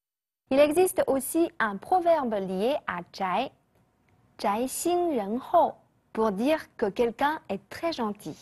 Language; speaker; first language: French; non-native, fluent; Chinese